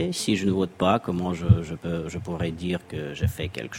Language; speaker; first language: French; non-native, fluent; Russian